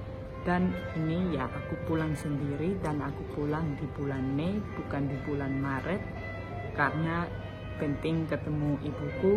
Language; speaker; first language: Indonesian; non-native, fluent; Spanish